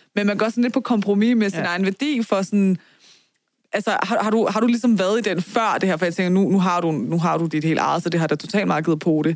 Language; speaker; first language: Danish; early bilingual, other home language; Persian